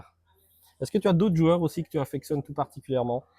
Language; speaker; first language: French; native; French